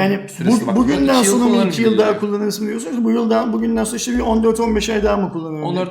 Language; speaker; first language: Turkish; native; Turkish